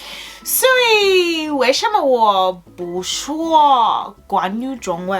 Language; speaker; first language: Chinese; non-native, learner; English